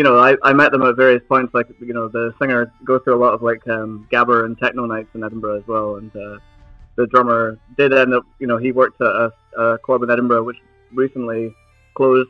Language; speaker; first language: English; native; English